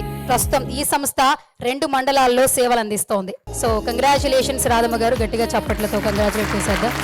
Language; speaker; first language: Telugu; native; Telugu